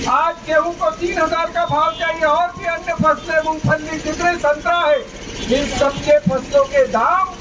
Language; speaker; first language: Hindi; native; Hindi